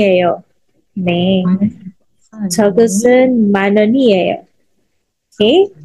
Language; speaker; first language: Korean; non-native, fluent; Filipino